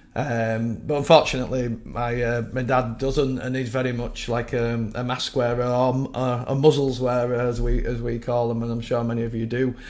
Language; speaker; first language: English; native; English